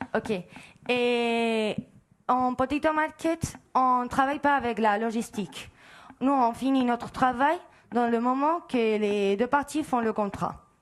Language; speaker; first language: French; non-native, fluent; Spanish